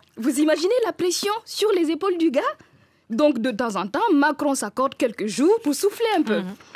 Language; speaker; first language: French; non-native, local second language; Mossi